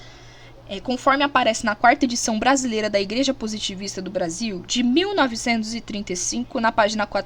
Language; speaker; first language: Portuguese; native; Portuguese